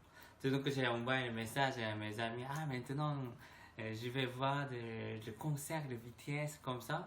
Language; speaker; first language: French; non-native, learner; Korean